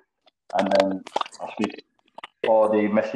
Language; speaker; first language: English; native; English